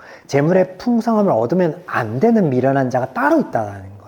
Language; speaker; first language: Korean; native; Korean